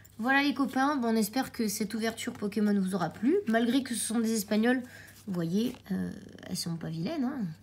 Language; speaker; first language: French; native; French